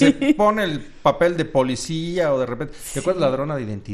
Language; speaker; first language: Spanish; native; Spanish